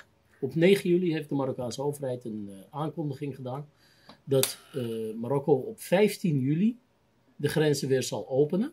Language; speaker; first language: Dutch; native; Dutch